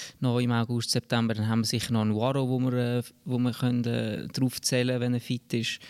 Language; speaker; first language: German; native; German